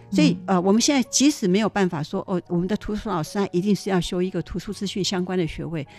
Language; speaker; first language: Chinese; native; Chinese